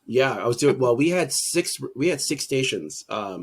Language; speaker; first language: English; native; English